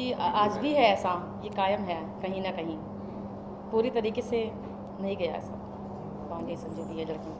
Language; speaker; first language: Hindi; native; Hindi